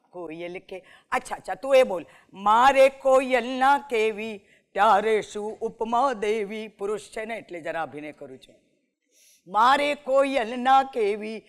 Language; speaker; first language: Gujarati; non-native, local second language; Marathi